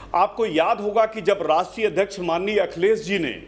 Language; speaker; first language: Hindi; native; Hindi